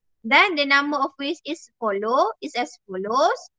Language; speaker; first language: English; non-native, local second language; Malay